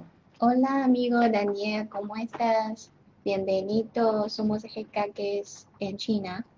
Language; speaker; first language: Spanish; non-native, learner; Chinese